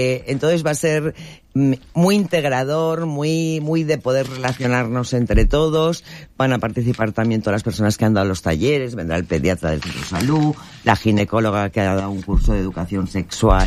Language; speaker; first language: Spanish; native; Spanish